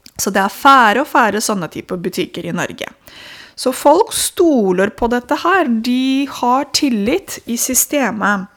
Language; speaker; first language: Norwegian; non-native, fluent; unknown